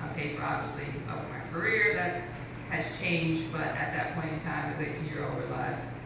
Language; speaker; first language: English; native; English